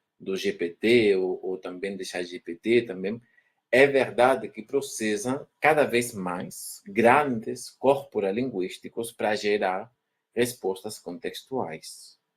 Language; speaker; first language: Portuguese; non-native, fluent; Spanish